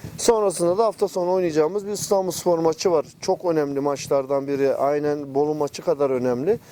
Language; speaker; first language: Turkish; native; Turkish